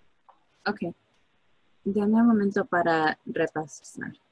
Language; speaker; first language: Spanish; early bilingual, heritage; Spanish